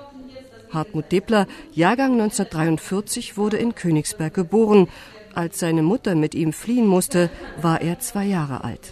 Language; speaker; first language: German; native; German